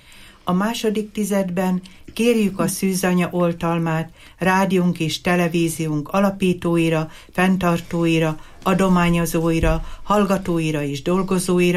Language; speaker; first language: Hungarian; native; Hungarian